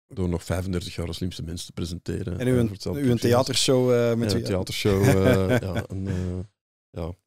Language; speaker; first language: Dutch; native; Dutch